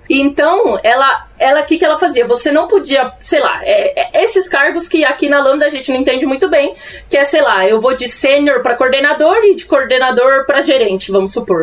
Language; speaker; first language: Portuguese; early bilingual, other home language; Spanish